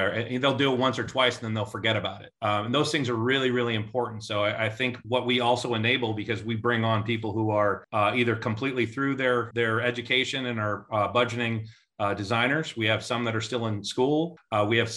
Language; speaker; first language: English; native; English